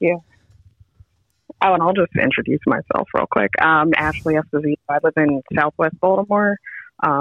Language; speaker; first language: English; native; English